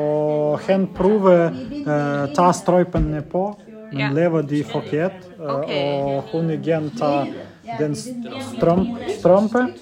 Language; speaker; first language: Danish; non-native, learner; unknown